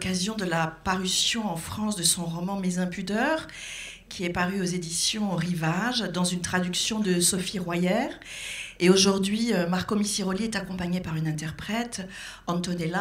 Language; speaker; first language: French; native; French